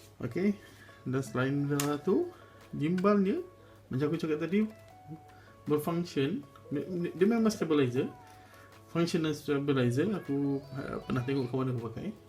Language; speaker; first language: Malay; native; Malay